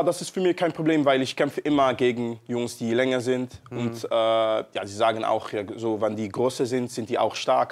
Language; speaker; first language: German; non-native, learner; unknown